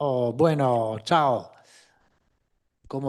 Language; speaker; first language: Spanish; non-native, fluent; Italian